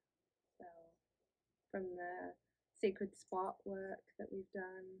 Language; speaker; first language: English; native; English